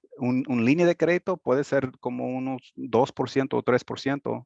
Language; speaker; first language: Spanish; early bilingual, heritage; Spanish